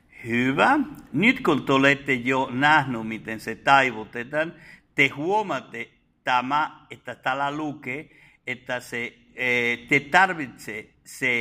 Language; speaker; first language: Finnish; non-native, fluent; Spanish